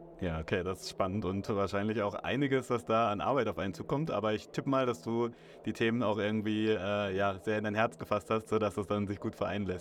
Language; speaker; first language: German; native; German